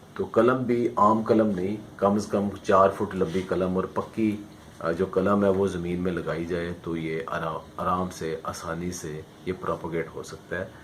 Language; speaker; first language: Urdu; non-native, local second language; Punjabi